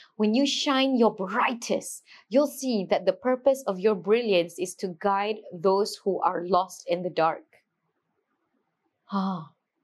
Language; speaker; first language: English; non-native, local second language; Malay